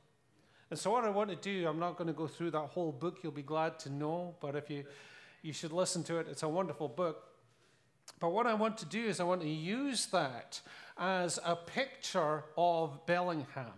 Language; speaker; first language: English; native; English